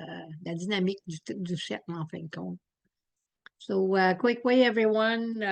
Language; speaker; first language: French; native; French